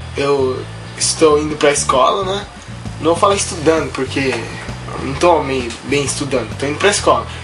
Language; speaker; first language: Portuguese; early bilingual, heritage; Portuguese